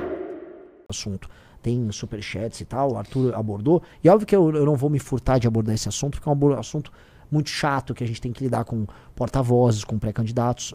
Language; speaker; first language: Portuguese; native; Portuguese